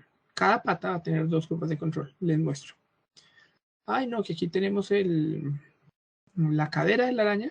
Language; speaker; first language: Spanish; native; Spanish